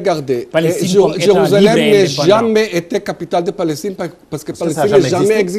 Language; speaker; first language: French; non-native, fluent; Hebrew